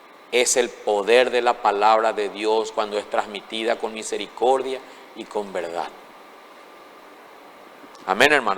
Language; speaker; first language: Spanish; native; Spanish